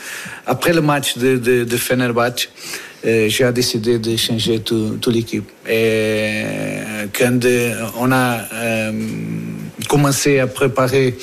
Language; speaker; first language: French; non-native, fluent; Portuguese